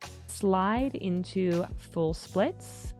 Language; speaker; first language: English; native; English